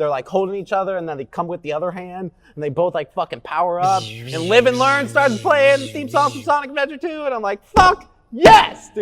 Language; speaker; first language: English; native; English